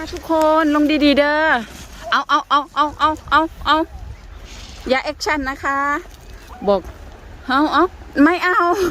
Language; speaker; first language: Thai; native; Thai